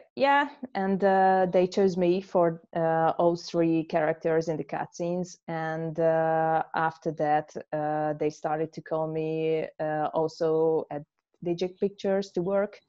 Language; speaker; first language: English; non-native, fluent; Hungarian